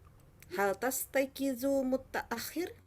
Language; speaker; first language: Arabic; non-native, learner; Indonesian